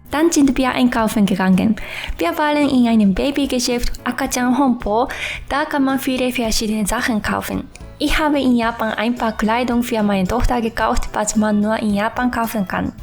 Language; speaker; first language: German; non-native, fluent; Japanese